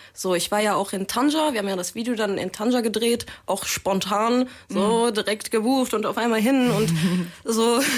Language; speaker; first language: German; native; German